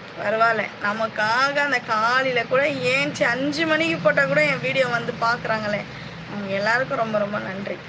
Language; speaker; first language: Tamil; native; Tamil